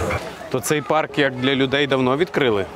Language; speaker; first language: Ukrainian; native; Ukrainian